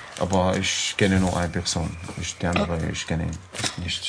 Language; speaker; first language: German; non-native, learner; Arabic